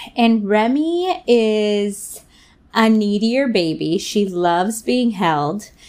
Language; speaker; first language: English; native; English